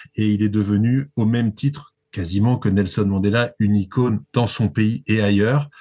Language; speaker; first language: French; native; French